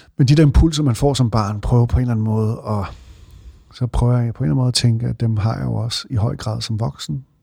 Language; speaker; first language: Danish; native; Danish